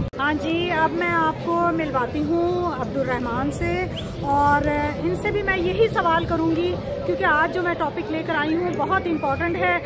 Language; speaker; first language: Urdu; non-native, local second language; Punjabi